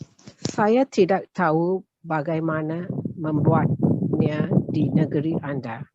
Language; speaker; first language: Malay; non-native, learner; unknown